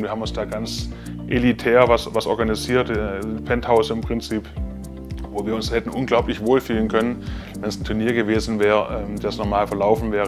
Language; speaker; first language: German; native; German